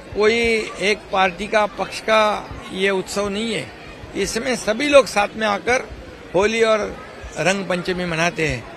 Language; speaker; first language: Hindi; non-native, local second language; Marathi